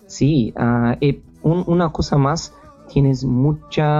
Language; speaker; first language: Spanish; non-native, learner; Portuguese